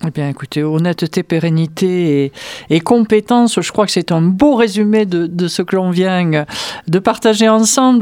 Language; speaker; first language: French; native; French